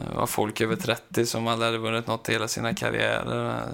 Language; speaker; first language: Swedish; native; Swedish